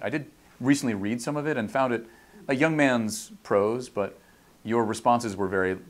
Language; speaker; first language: English; native; English